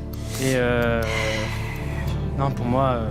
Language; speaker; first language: French; native; French